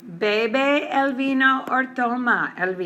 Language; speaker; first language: Spanish; non-native, fluent; English